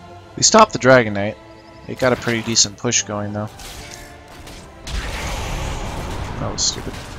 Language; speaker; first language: English; native; English